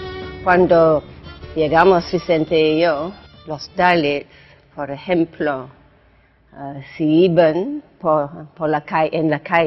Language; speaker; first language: Spanish; non-native, fluent; English